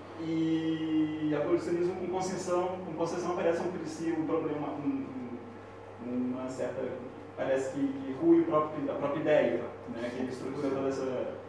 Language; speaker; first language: Portuguese; native; Portuguese